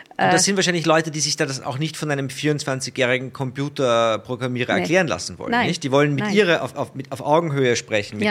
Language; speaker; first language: German; native; German